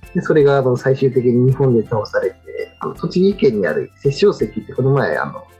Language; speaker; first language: Japanese; native; Japanese